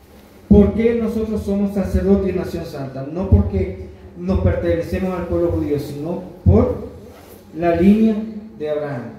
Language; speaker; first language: Spanish; native; Spanish